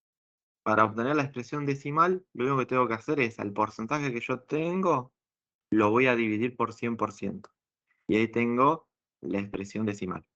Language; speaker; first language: Spanish; native; Spanish